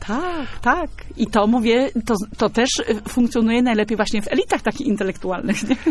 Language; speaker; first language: Polish; native; Polish